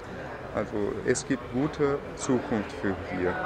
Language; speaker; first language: German; non-native, fluent; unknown